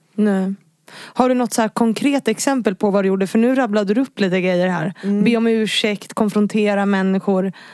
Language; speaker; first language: Swedish; native; Swedish